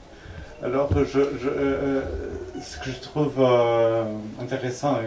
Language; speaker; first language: French; non-native, fluent; Portuguese